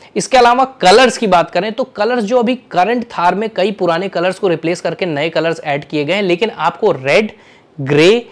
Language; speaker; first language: Hindi; native; Hindi